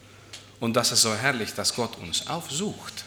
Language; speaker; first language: German; non-native, fluent; Dutch